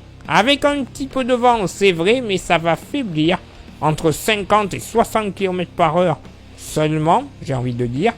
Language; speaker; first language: French; native; French